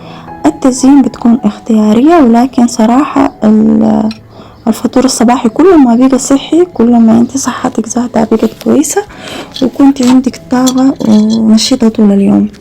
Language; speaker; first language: Arabic; native; Arabic